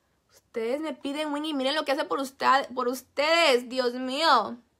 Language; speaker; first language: Spanish; native; Spanish